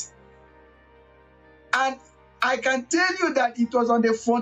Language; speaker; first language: English; non-native, local second language; Igbo